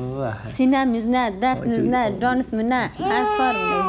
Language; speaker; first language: Persian; native; Persian